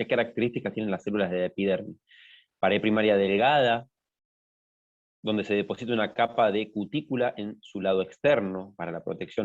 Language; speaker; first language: Spanish; native; Spanish